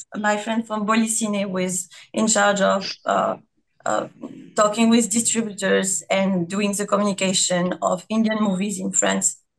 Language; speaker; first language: English; non-native, fluent; French